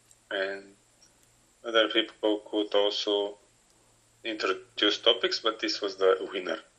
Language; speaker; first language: English; non-native, fluent; Bulgarian